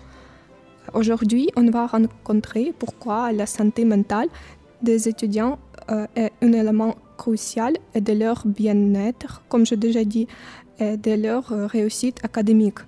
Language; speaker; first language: French; non-native, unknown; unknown